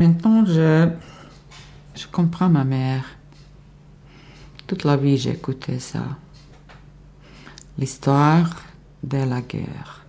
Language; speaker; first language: French; non-native, learner; Bosnian